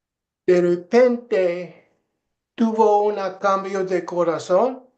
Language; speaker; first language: Spanish; non-native, learner; English